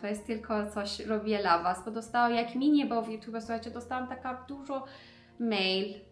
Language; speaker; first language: Polish; non-native, learner; Persian